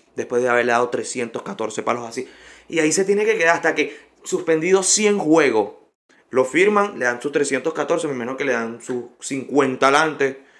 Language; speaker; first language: Spanish; native; Spanish